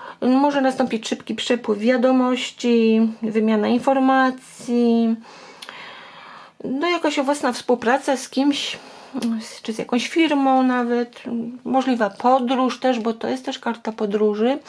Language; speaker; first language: Polish; native; Polish